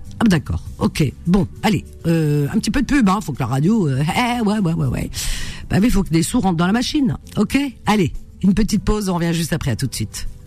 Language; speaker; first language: French; native; French